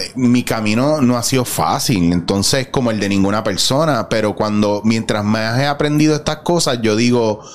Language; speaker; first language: Spanish; native; Spanish